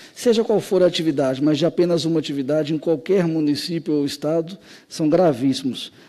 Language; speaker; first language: Portuguese; native; Portuguese